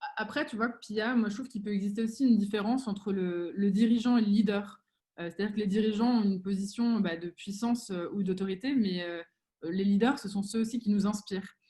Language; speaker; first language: French; native; French